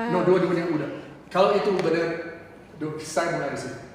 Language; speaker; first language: Indonesian; non-native, fluent; English